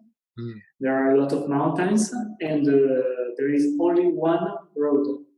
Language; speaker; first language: English; non-native, learner; Italian